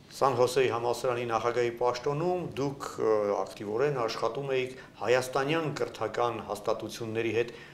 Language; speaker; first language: Armenian; native; Armenian